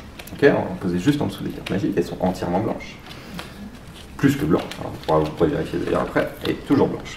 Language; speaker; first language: French; native; French